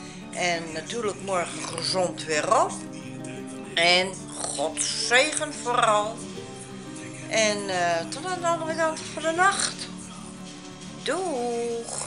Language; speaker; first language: Dutch; native; Dutch